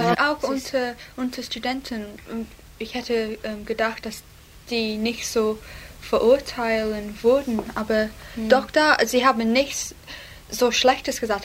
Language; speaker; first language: German; non-native, learner; English